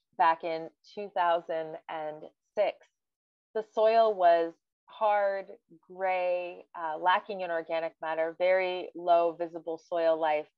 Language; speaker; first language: English; native; English